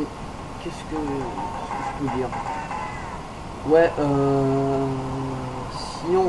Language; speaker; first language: French; native; French